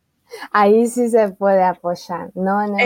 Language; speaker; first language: Spanish; early bilingual, other home language; Chinese